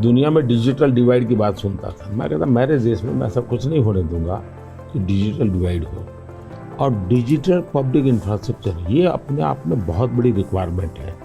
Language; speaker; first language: Hindi; native; Hindi